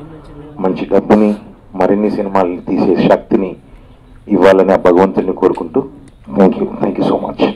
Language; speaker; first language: Telugu; native; Telugu